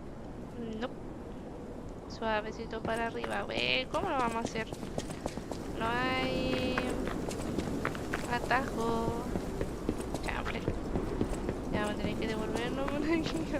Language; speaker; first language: Spanish; native; Spanish